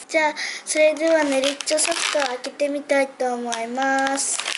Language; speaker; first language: Japanese; early bilingual, other home language; Spanish